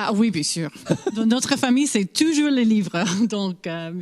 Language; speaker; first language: French; non-native, fluent; English